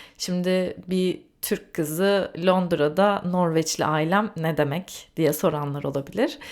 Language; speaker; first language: Turkish; native; Turkish